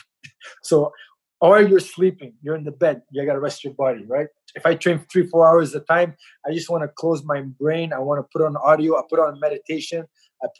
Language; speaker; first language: English; native; English